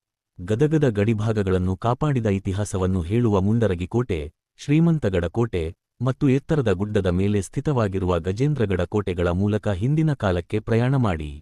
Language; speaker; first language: Kannada; native; Kannada